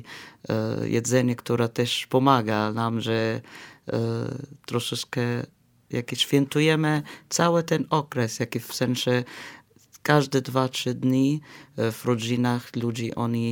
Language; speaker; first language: Polish; non-native, fluent; Arabic